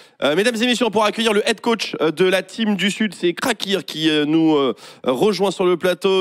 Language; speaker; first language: French; native; French